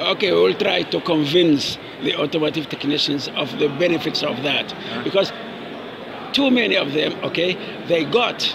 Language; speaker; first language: English; non-native, fluent; Arabic